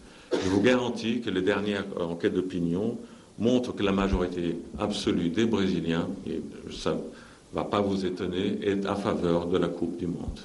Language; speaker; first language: French; non-native, fluent; Portuguese